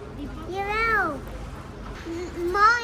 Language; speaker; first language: Dutch; early bilingual, other home language; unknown